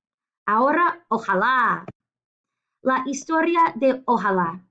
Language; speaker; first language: Spanish; non-native, fluent; English